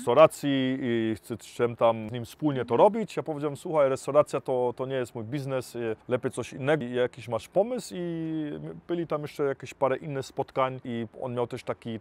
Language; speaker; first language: Polish; early bilingual, heritage; Polish